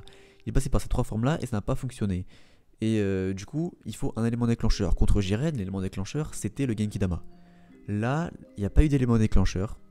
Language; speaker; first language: French; native; French